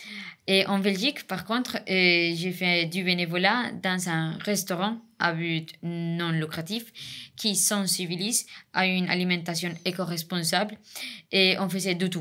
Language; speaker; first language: French; non-native, fluent; Spanish